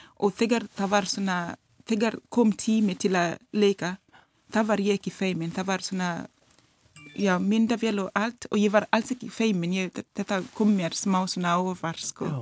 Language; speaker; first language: Icelandic; non-native, fluent; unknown